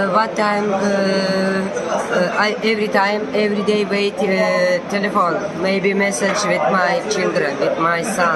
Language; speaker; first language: English; non-native, learner; Russian